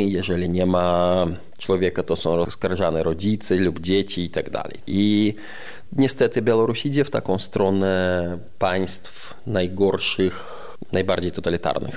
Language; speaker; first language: Polish; non-native, fluent; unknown